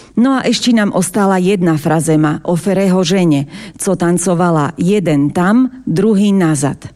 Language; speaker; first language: Slovak; native; Slovak